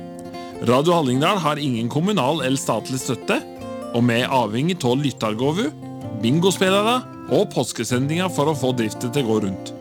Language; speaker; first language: Norwegian; native; Norwegian